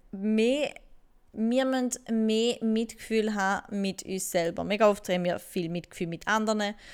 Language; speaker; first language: German; native; German